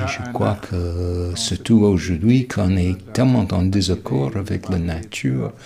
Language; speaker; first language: French; non-native, fluent; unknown